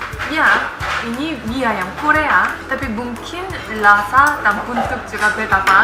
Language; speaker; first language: Indonesian; non-native, fluent; Korean